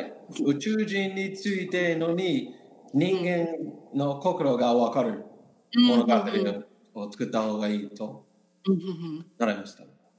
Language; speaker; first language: Japanese; non-native, learner; English